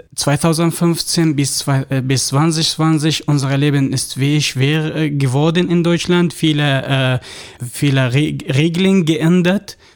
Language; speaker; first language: German; non-native, fluent; Arabic